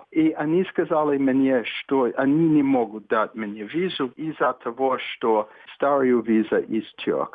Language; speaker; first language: Russian; non-native, fluent; English